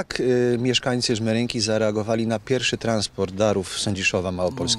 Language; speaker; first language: Polish; native; Polish